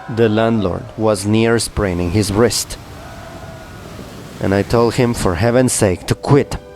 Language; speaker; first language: English; non-native, fluent; Spanish